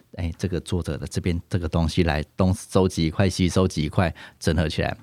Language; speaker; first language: Chinese; native; Chinese